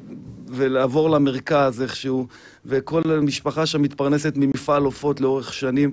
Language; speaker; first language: Hebrew; native; Hebrew